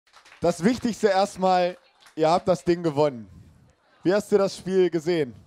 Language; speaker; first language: German; native; German